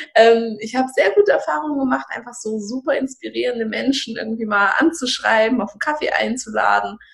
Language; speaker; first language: German; early bilingual, other home language; Russian